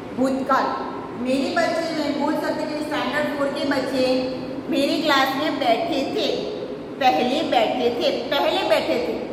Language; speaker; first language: Hindi; non-native, local second language; Gujarati